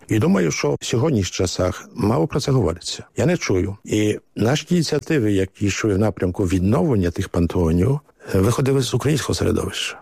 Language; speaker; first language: Ukrainian; early bilingual, heritage; Ukrainian